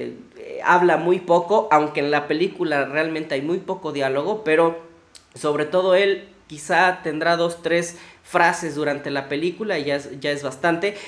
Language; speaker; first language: Spanish; native; Spanish